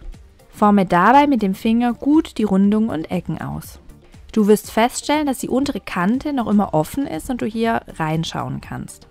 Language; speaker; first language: German; native; German